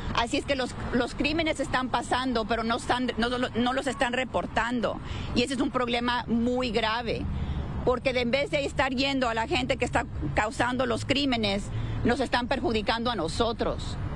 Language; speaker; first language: Spanish; early bilingual, heritage; Spanish